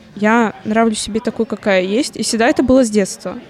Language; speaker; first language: Russian; native; Russian